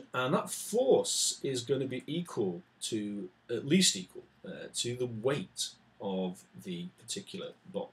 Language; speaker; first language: English; native; English